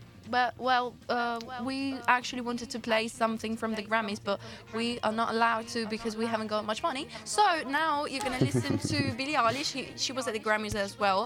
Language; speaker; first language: English; non-native, fluent; Italian